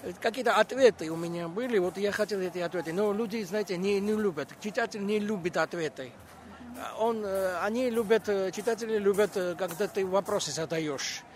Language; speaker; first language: Russian; non-native, local second language; Georgian